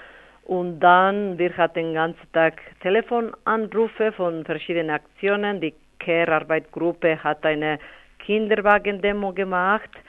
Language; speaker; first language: German; non-native, fluent; Spanish